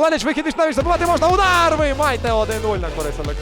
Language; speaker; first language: Ukrainian; native; Ukrainian